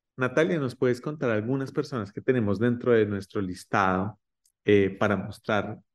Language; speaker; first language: Spanish; native; Spanish